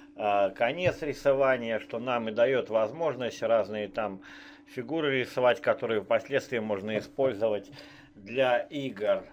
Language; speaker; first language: Russian; native; Russian